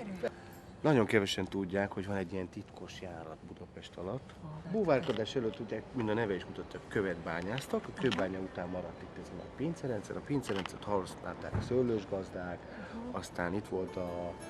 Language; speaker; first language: Hungarian; native; Hungarian